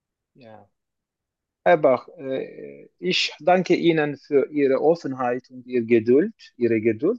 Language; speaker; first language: German; non-native, learner; Turkish